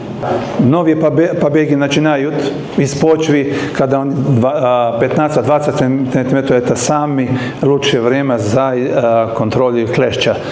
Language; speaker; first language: Russian; non-native, learner; Serbian